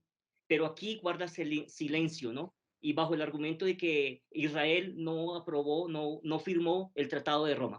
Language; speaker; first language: Spanish; native; Spanish